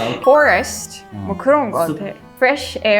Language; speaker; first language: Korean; non-native, learner; Estonian